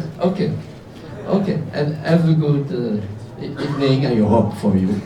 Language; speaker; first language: English; non-native, fluent; French